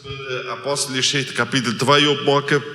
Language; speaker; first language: German; non-native, learner; Plautdietsch